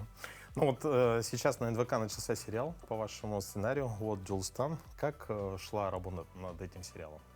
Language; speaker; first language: Russian; native; Russian